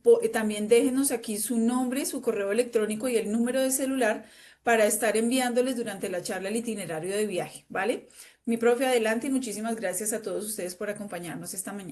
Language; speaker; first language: Spanish; native; Spanish